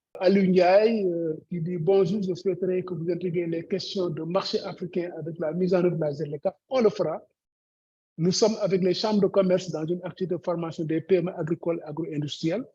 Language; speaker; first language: French; non-native, local second language; Wolof